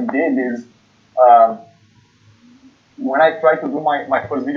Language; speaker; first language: English; non-native, fluent; Romanian